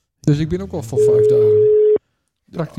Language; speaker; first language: Dutch; native; Dutch